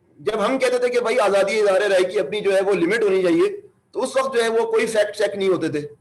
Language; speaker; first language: Urdu; native; Urdu